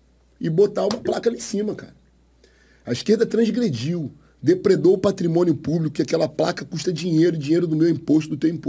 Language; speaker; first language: Portuguese; native; Portuguese